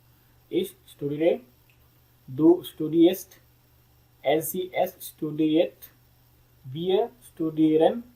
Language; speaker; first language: German; non-native, learner; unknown